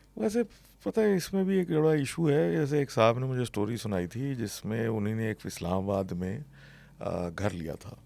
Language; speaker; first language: Urdu; native; Urdu